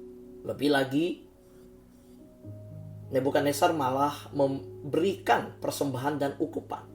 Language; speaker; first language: Indonesian; native; Indonesian